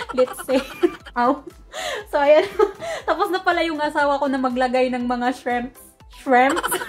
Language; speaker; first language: Filipino; non-native, local second language; Cebuano